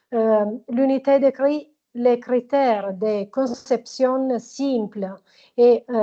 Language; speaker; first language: French; non-native, fluent; Italian